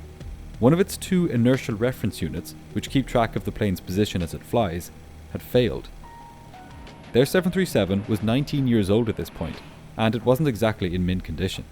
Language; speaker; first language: English; native; English